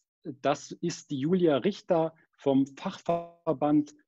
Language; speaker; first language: German; native; German